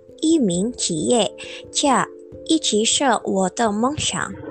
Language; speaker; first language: Chinese; non-native, learner; Indonesian